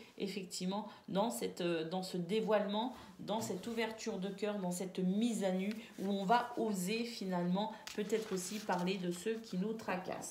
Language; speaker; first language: French; native; French